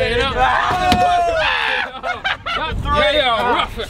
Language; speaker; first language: English; native; English